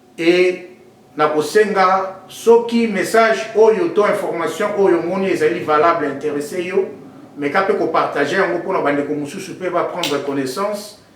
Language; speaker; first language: Lingala; native; Lingala